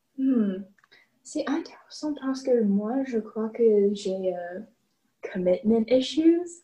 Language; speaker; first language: French; non-native, learner; English